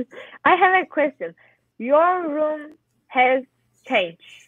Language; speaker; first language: English; non-native, learner; Turkish